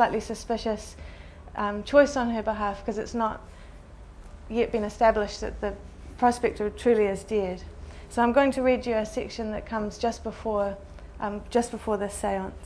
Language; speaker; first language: English; native; English